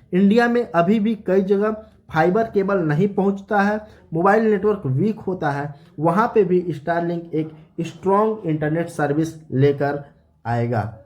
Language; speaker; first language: Hindi; native; Hindi